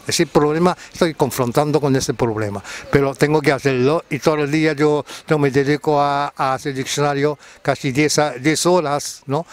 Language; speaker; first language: Spanish; non-native, fluent; Japanese